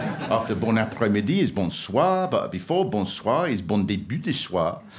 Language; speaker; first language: French; non-native, learner; English